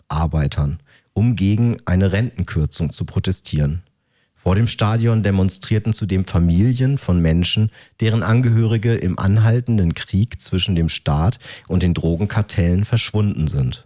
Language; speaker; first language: German; native; German